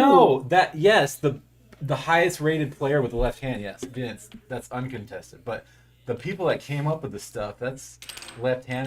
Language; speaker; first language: English; native; English